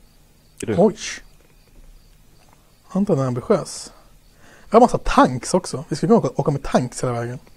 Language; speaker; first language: Swedish; native; Swedish